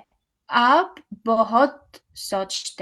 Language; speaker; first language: Hindi; non-native, learner; English